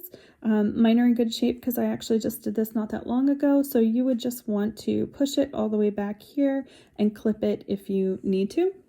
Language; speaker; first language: English; native; English